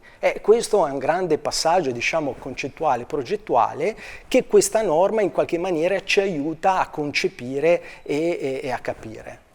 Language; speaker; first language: Italian; native; Italian